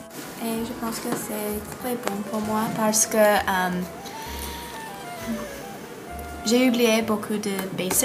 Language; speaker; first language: French; non-native, learner; English